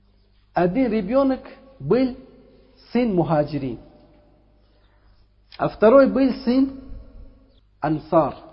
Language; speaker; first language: Russian; non-native, learner; Uzbek